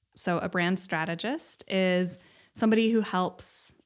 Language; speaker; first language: English; native; English